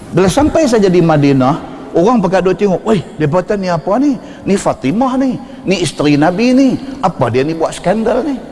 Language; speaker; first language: Malay; native; Malay